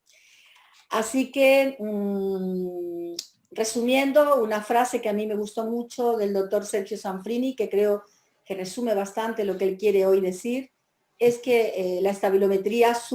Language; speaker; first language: Spanish; native; Spanish